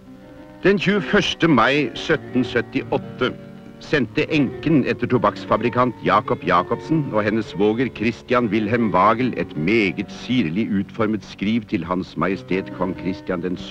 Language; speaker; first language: Norwegian; native; Norwegian